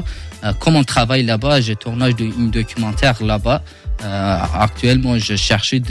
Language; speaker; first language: French; non-native, learner; Kurdish